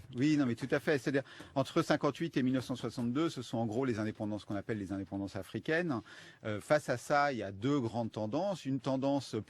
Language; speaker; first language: French; native; French